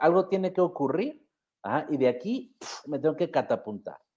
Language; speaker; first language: Spanish; native; Spanish